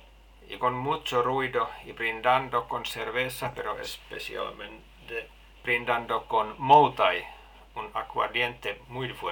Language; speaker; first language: Spanish; non-native, learner; Finnish